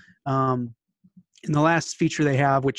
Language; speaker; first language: English; native; English